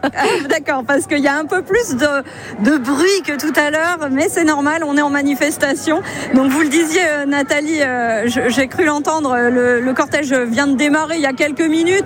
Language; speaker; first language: French; native; French